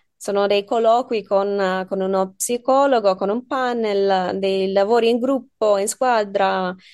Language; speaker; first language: Italian; non-native, fluent; English